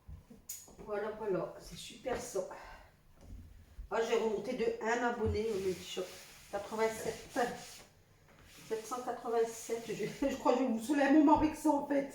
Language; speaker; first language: French; native; French